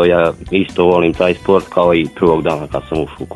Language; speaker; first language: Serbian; non-native, local second language; Hungarian